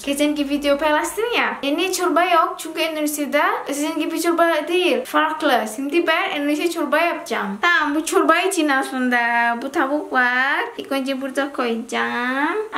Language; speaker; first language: Turkish; non-native, learner; Indonesian